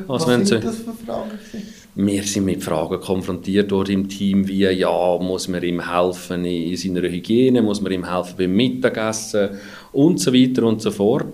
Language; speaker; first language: German; native; German